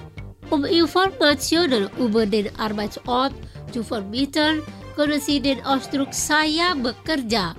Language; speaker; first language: German; non-native, fluent; Indonesian